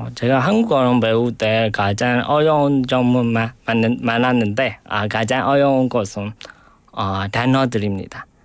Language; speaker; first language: Korean; non-native, learner; Burmese